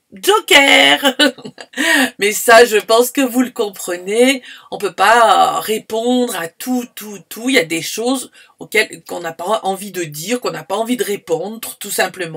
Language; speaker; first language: French; native; French